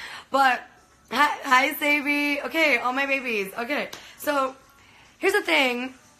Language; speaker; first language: English; early bilingual, other home language; Spanish